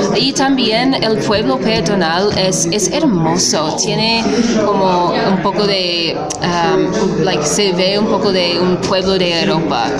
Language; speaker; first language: Spanish; non-native, fluent; English